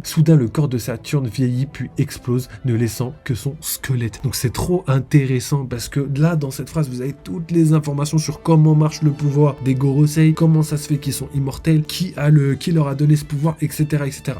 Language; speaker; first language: French; native; French